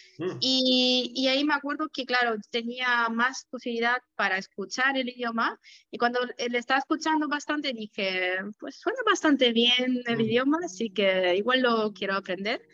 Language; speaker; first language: Spanish; non-native, fluent; Polish